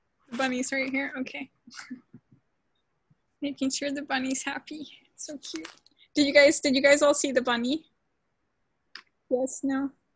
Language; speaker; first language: English; early bilingual, other home language; Spanish